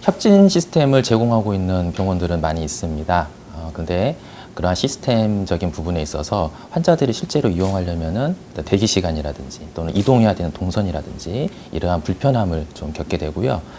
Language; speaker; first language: Korean; native; Korean